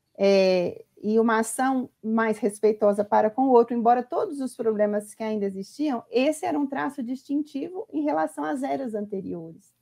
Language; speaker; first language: Portuguese; native; Portuguese